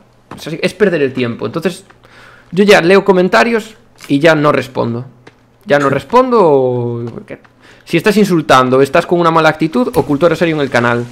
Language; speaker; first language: Spanish; native; Spanish